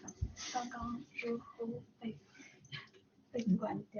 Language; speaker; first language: Chinese; native; Chinese